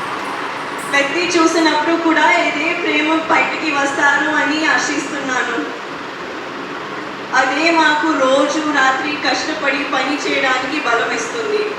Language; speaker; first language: Telugu; non-native, learner; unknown